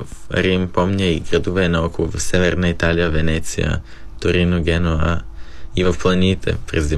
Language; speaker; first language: Bulgarian; early bilingual, heritage; Bulgarian